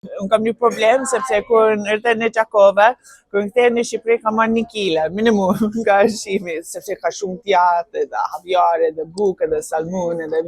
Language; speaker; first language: Albanian; non-native, learner; English